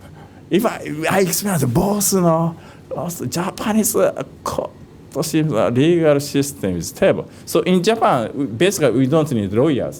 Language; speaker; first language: English; non-native, fluent; Japanese